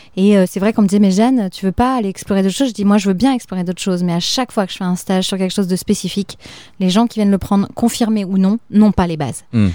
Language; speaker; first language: French; native; French